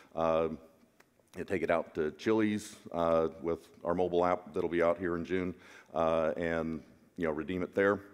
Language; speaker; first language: English; native; English